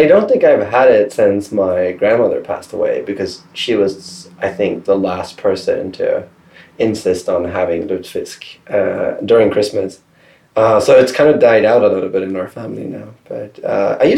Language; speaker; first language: English; non-native, fluent; Swedish